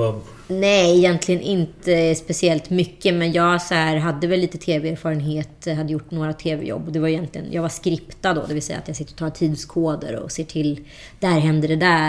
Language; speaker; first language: Swedish; native; Swedish